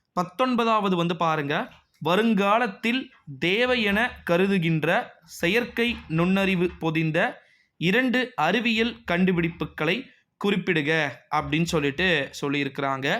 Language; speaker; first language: Tamil; native; Tamil